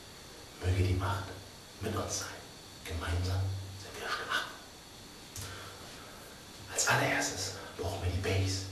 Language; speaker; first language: German; native; German